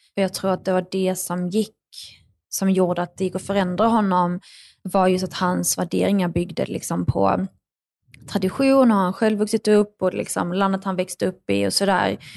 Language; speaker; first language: Swedish; early bilingual, other home language; Arabic